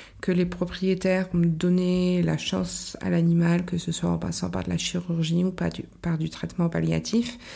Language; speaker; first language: French; native; French